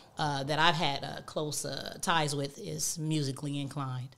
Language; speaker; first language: English; native; English